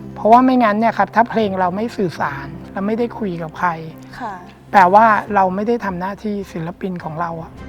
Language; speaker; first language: Thai; native; Thai